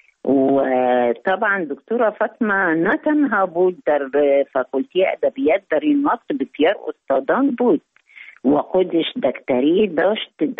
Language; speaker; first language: Persian; non-native, fluent; Arabic